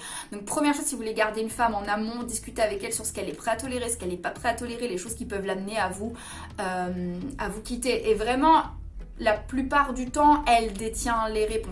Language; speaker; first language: French; native; French